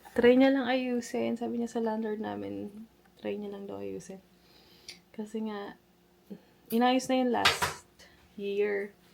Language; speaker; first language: Filipino; native; Filipino